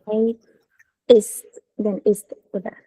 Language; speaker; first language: German; non-native, learner; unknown